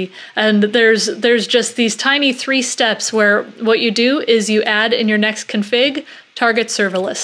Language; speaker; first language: English; native; English